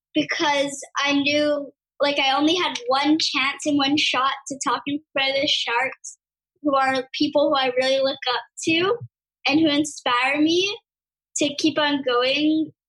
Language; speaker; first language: English; native; English